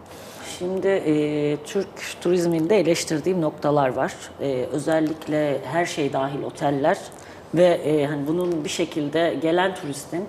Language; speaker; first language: Turkish; native; Turkish